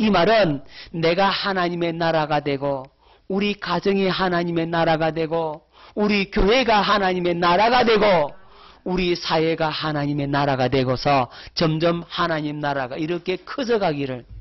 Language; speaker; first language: Korean; native; Korean